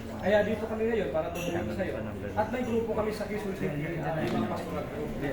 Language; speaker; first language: Filipino; native; Filipino